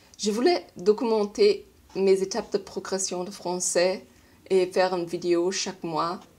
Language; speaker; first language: French; non-native, learner; German